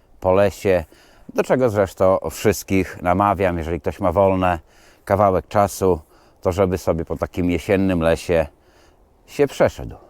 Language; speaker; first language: Polish; native; Polish